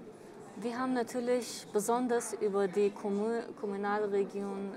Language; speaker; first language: German; early bilingual, other home language; Kurdish